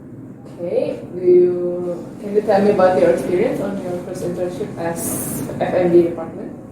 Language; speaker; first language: English; non-native, learner; Indonesian